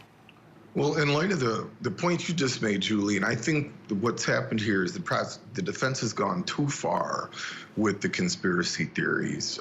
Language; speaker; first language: English; native; English